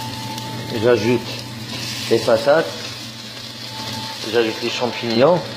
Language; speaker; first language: French; non-native, fluent; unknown